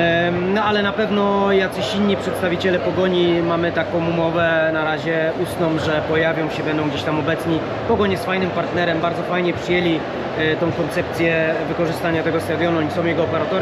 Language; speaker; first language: Polish; native; Polish